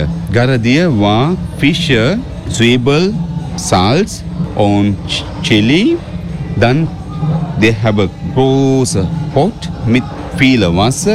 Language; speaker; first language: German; non-native, learner; Sinhala